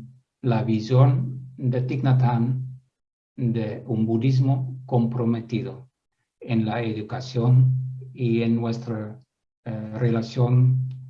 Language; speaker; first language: Spanish; non-native, fluent; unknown